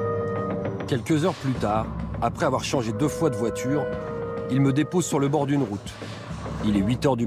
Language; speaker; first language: French; native; French